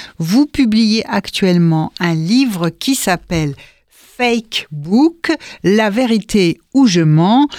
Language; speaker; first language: French; native; French